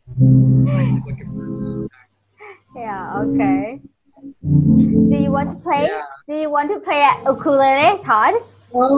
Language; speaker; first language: English; non-native, fluent; Thai